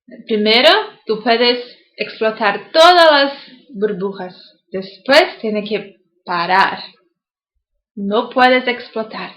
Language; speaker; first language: Spanish; non-native, learner; English